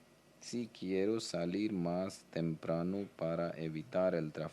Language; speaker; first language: Spanish; non-native, learner; Hindi